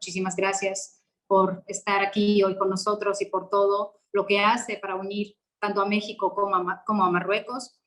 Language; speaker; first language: Spanish; non-native, fluent; Arabic